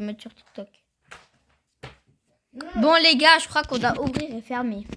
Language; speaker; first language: French; native; French